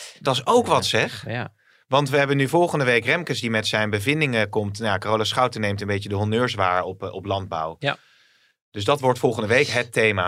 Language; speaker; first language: Dutch; native; Dutch